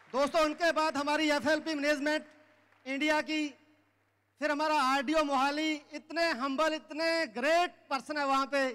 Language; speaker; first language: Hindi; native; Hindi